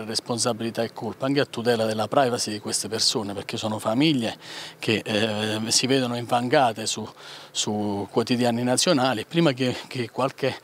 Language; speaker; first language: Italian; native; Italian